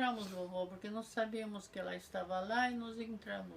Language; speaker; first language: Portuguese; non-native, fluent; Polish